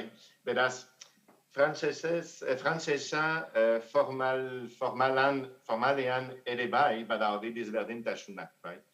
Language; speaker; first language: Basque; non-native, fluent; French